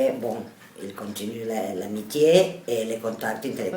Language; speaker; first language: French; non-native, learner; Catalan